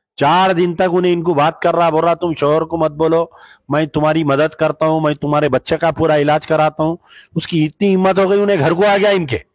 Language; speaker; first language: Hindi; non-native, local second language; Urdu